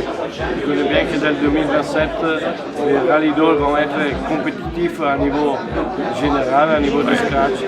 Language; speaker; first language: French; non-native, fluent; Italian